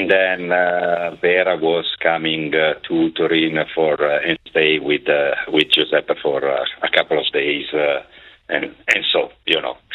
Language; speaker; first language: English; non-native, fluent; Italian